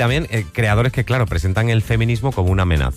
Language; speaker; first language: Spanish; native; Spanish